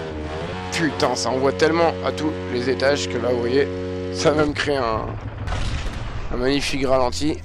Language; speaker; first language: French; native; French